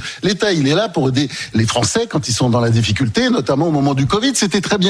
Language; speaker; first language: French; native; French